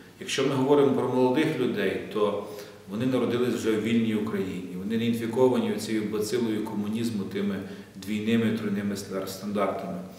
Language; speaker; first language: Ukrainian; native; Ukrainian